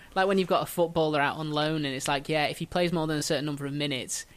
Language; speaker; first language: English; native; English